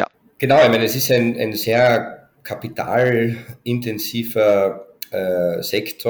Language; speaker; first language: German; native; German